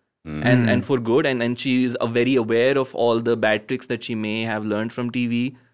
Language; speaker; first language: English; non-native, local second language; Urdu